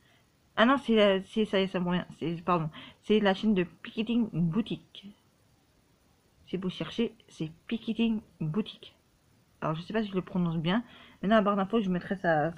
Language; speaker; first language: French; native; French